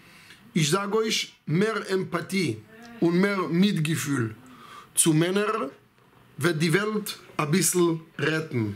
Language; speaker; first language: German; non-native, fluent; Hebrew